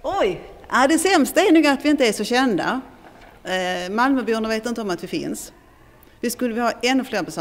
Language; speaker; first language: Swedish; native; Swedish